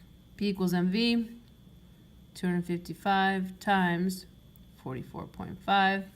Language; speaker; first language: English; native; English